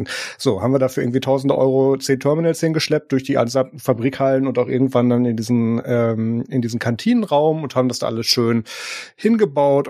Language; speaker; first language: German; native; German